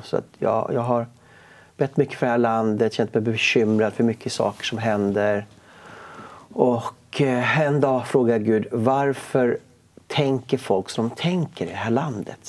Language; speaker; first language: Swedish; native; Swedish